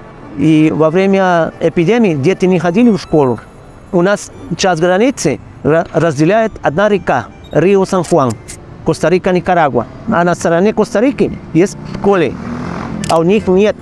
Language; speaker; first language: Russian; non-native, fluent; Spanish